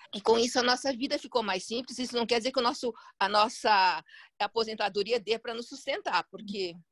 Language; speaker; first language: Portuguese; early bilingual, other home language; Chinese